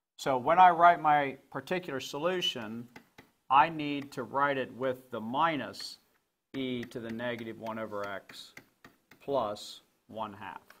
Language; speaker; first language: English; native; English